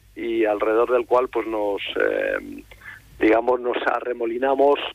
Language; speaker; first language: Spanish; native; Spanish